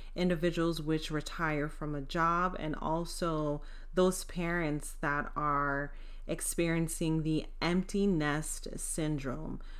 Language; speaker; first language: English; native; English